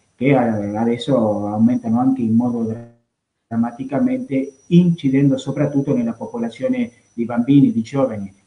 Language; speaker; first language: Italian; non-native, fluent; Spanish